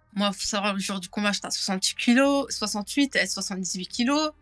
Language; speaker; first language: French; native; French